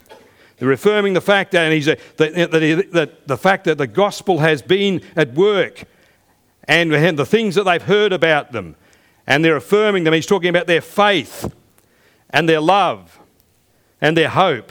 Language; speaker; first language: English; native; English